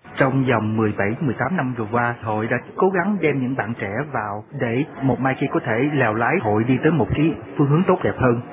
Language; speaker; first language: Vietnamese; early bilingual, heritage; Vietnamese